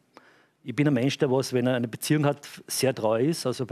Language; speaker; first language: German; native; German